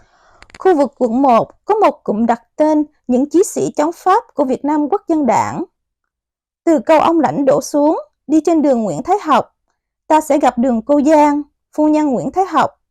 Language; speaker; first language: Vietnamese; native; Vietnamese